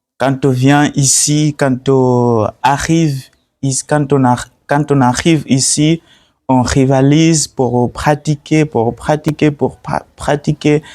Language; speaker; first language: French; non-native, learner; Swahili